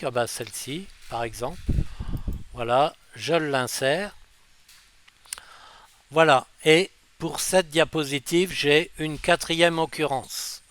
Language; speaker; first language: French; native; French